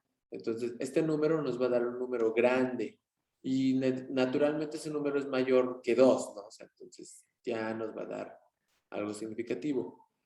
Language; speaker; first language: Spanish; native; Spanish